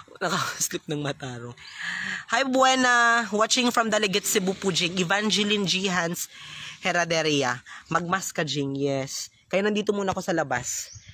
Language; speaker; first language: Filipino; non-native, local second language; Cebuano